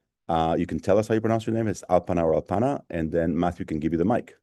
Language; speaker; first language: English; native; English